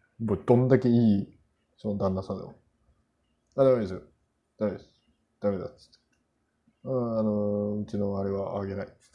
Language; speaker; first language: Japanese; non-native, fluent; Korean